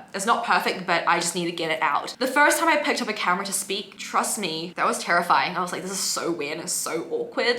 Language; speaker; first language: English; native; English